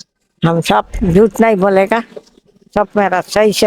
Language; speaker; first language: Hindi; non-native, local second language; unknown